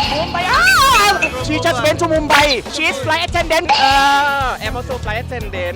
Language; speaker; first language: English; non-native, fluent; Thai